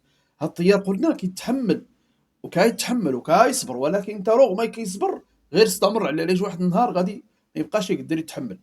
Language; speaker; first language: Arabic; native; Arabic